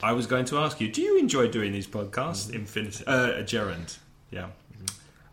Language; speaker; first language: English; native; English